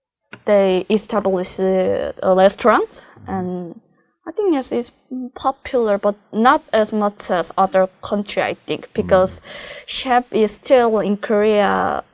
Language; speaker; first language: English; non-native, learner; Korean